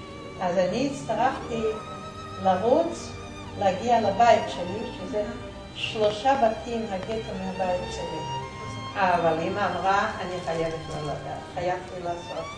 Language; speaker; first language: Hebrew; non-native, fluent; Yiddish